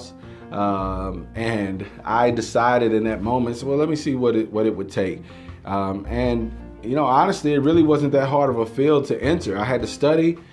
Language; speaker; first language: English; native; English